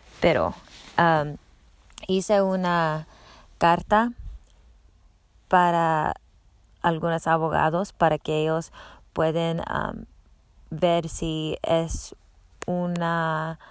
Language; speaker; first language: Spanish; non-native, learner; English